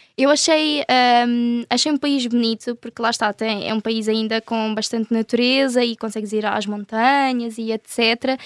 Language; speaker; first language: Portuguese; early bilingual, other home language; Ukrainian